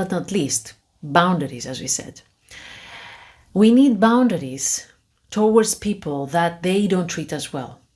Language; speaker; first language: English; non-native, fluent; Greek